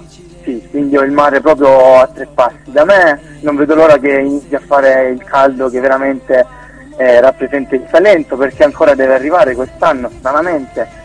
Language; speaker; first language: Italian; native; Italian